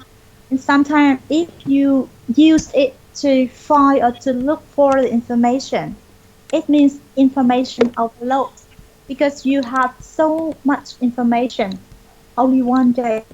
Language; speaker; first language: English; non-native, fluent; Vietnamese